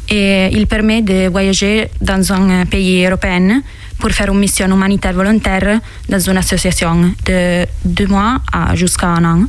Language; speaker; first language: French; non-native, learner; Italian